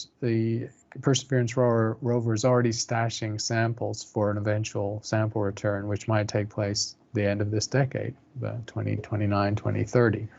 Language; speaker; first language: English; native; English